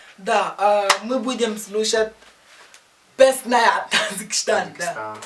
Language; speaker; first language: Russian; non-native, learner; Portuguese